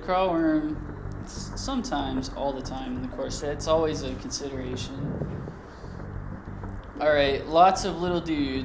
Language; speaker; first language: English; native; English